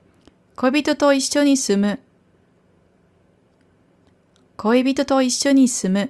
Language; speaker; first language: Japanese; non-native, fluent; German